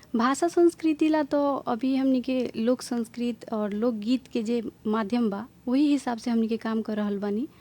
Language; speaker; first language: Bhojpuri; native; Bhojpuri